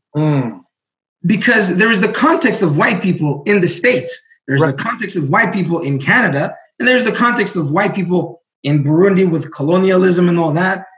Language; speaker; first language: English; non-native, fluent; Greek